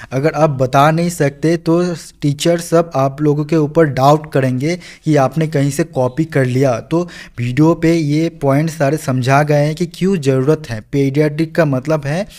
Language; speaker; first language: Hindi; non-native, local second language; Bangla